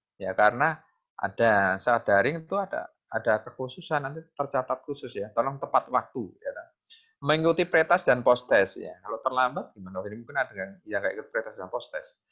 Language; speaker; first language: Indonesian; non-native, local second language; Javanese